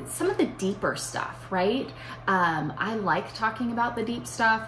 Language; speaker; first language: English; native; English